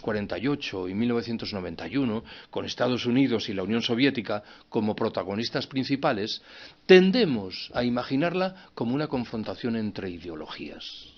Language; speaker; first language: Spanish; native; Spanish